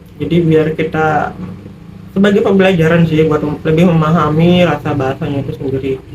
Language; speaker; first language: Indonesian; native; Indonesian